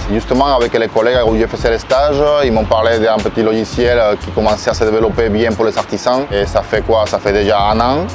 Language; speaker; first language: French; non-native, fluent; Spanish